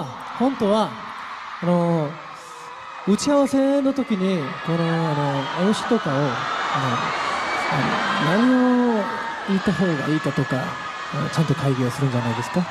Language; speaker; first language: Japanese; non-native, fluent; Korean